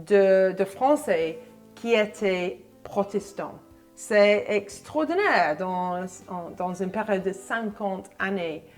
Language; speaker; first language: French; non-native, fluent; English